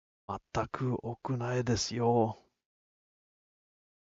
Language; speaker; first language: Japanese; non-native, learner; English